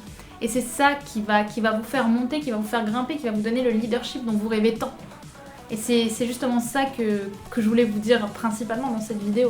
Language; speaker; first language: French; native; French